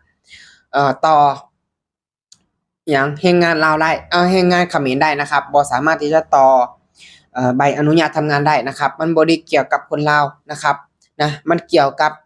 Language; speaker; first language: Thai; non-native, local second language; Lao